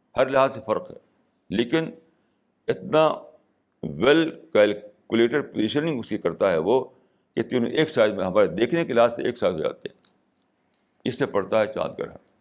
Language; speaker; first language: Urdu; native; Urdu